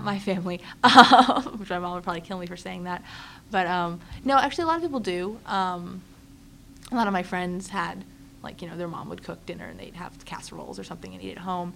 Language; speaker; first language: English; native; English